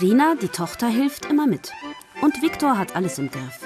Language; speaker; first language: German; native; German